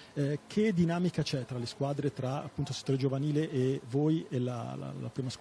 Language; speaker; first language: Italian; native; Italian